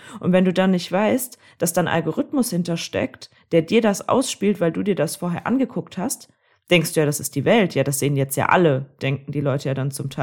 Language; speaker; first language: German; native; German